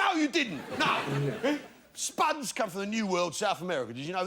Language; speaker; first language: English; native; English